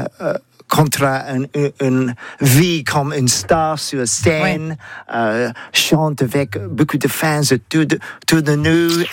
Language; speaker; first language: French; non-native, learner; English